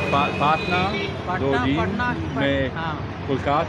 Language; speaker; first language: Hindi; non-native, learner; Italian